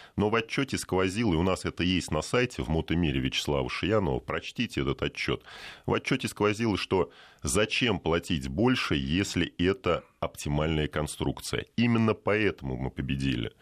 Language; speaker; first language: Russian; native; Russian